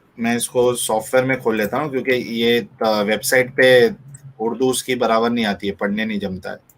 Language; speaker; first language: Hindi; native; Hindi